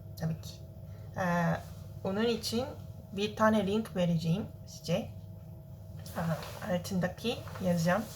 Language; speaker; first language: Turkish; non-native, learner; Korean